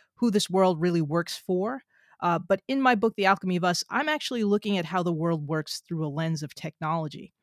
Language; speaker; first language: English; native; English